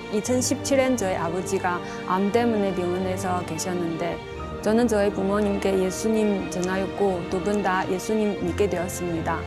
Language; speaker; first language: Korean; non-native, fluent; Chinese